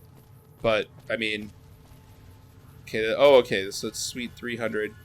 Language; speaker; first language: English; native; English